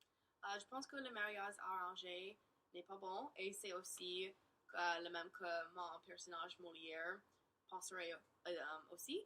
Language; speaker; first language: French; non-native, learner; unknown